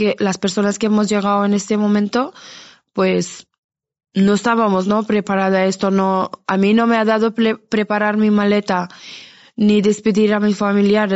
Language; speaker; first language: Spanish; non-native, fluent; Persian